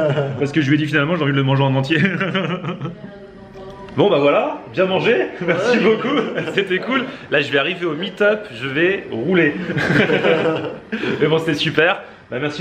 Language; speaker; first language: French; native; French